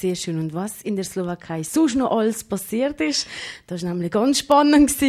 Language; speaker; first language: German; native; German